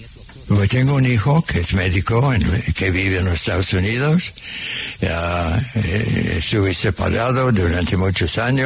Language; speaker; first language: Spanish; non-native, fluent; English